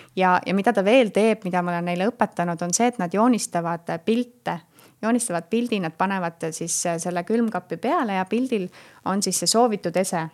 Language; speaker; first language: Estonian; native; Estonian